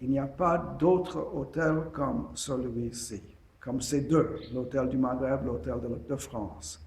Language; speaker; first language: French; non-native, fluent; English